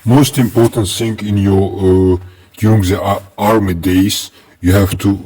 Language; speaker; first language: English; non-native, learner; Azerbaijani